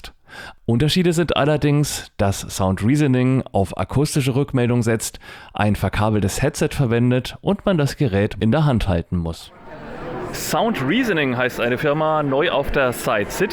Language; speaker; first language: German; native; German